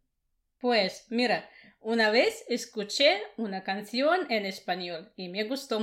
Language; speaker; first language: Spanish; non-native, fluent; Russian